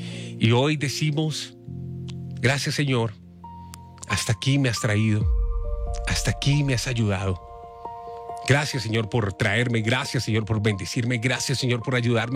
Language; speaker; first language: Spanish; native; Spanish